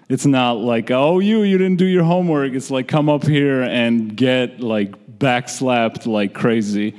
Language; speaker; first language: English; early bilingual, other home language; Georgian